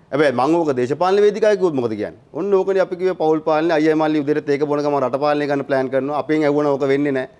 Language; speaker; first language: Sinhala; native; Sinhala